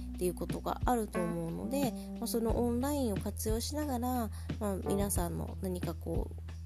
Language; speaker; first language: Japanese; native; Japanese